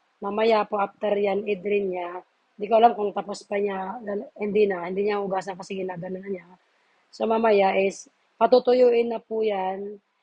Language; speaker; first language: Filipino; non-native, local second language; Waray